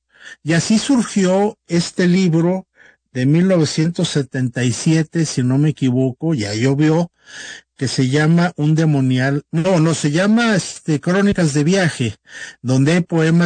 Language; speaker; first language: Spanish; native; Spanish